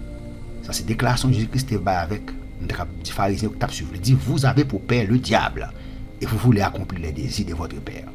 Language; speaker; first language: French; non-native, local second language; Haitian Creole